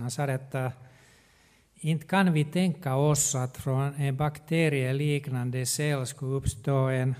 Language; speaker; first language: Swedish; non-native, local second language; Finnish